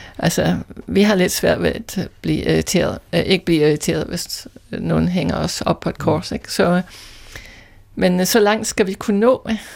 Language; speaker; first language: Danish; non-native, fluent; English